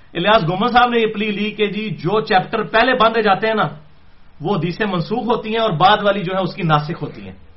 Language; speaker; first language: Urdu; non-native, local second language; Punjabi